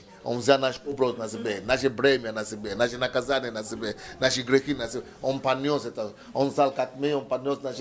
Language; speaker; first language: Russian; non-native, learner; Yoruba